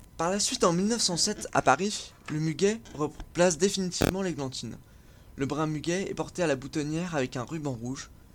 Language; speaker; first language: French; native; French